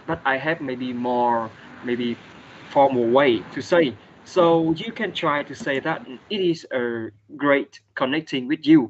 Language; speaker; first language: English; non-native, fluent; Vietnamese